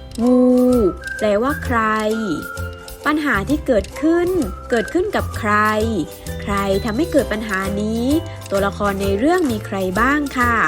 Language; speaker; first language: Thai; native; Thai